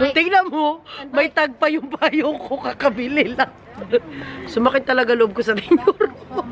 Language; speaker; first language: Filipino; non-native, local second language; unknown